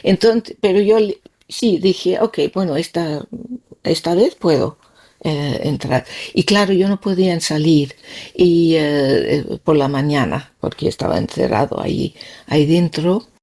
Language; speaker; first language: Spanish; non-native, learner; Danish